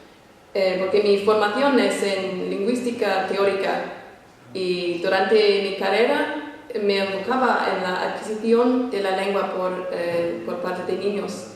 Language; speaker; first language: Spanish; non-native, fluent; English